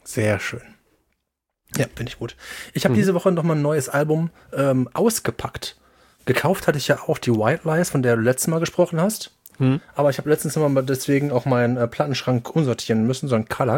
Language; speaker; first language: German; native; German